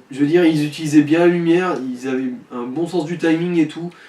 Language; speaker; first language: French; native; French